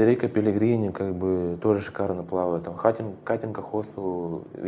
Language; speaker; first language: Russian; native; Russian